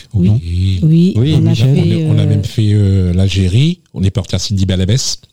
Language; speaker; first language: French; native; French